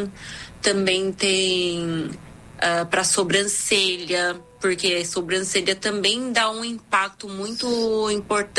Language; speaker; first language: Portuguese; non-native, fluent; Korean